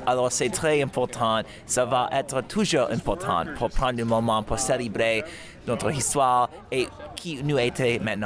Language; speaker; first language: French; non-native, learner; English